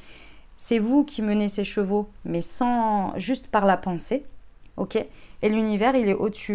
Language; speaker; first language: French; native; French